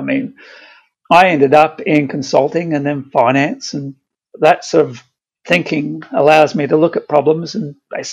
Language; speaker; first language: English; native; English